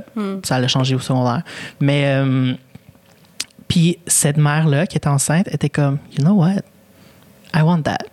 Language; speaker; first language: French; early bilingual, other home language; Spanish